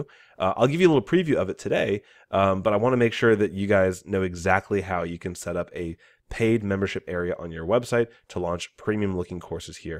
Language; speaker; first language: English; native; English